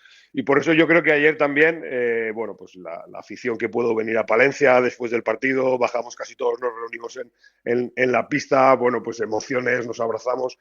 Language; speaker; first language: Spanish; native; Spanish